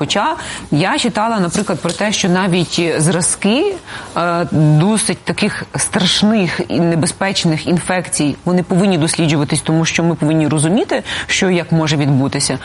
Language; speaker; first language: Ukrainian; native; Ukrainian